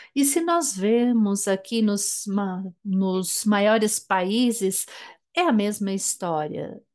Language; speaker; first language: Portuguese; non-native, fluent; German